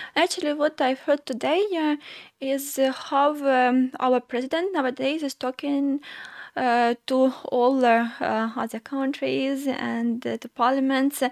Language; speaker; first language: English; non-native, fluent; Ukrainian